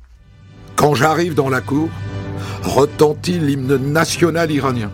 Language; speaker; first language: French; native; French